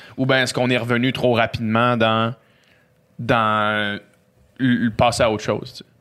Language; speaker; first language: French; native; French